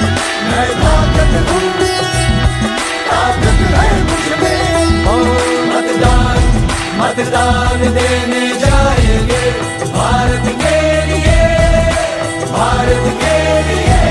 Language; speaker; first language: Hindi; non-native, local second language; Telugu